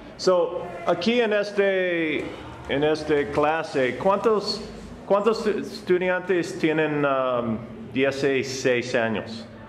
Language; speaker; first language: Spanish; non-native, learner; English